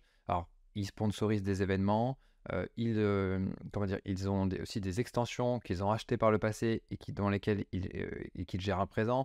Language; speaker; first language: French; native; French